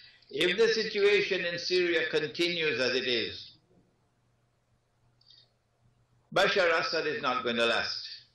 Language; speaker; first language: English; native; English